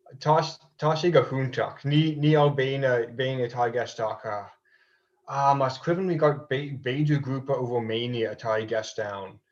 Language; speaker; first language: Irish; non-native, fluent; English